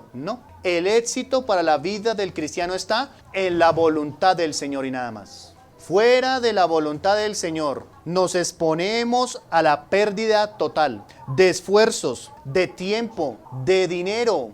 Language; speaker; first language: Spanish; native; Spanish